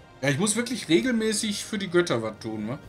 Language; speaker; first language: German; native; German